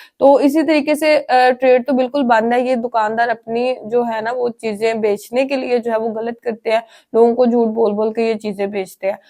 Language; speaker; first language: Urdu; non-native, local second language; Punjabi